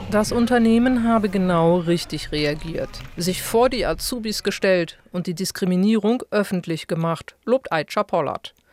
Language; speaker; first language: German; native; German